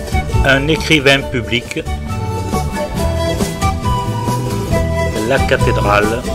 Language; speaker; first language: French; native; French